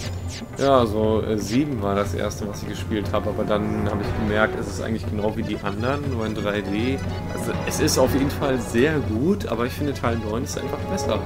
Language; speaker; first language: German; native; German